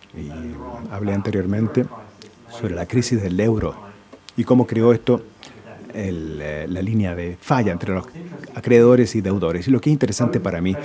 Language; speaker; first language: Spanish; non-native, fluent; English